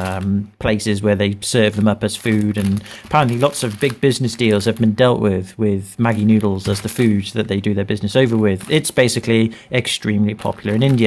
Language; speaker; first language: English; native; English